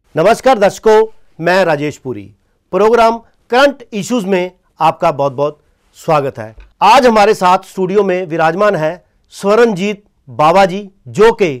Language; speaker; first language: Hindi; non-native, local second language; Punjabi